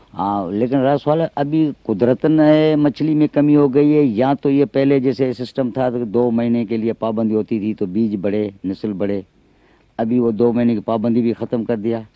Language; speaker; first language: Urdu; non-native, local second language; Sindhi